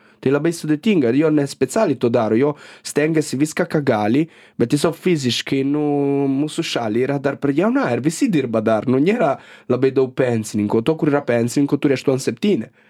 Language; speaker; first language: Lithuanian; non-native, fluent; Italian